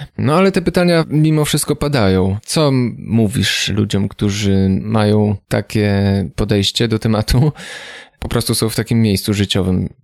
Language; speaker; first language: Polish; native; Polish